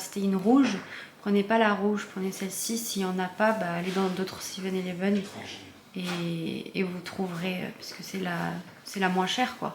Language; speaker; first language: French; native; French